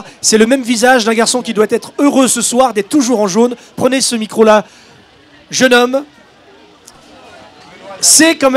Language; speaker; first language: French; native; French